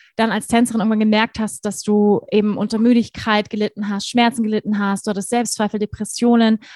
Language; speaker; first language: German; non-native, fluent; English